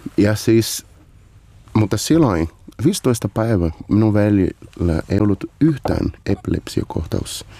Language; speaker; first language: Finnish; non-native, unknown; Portuguese